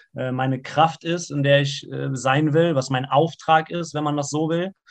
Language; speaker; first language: German; native; German